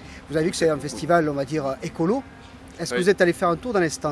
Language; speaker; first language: French; native; French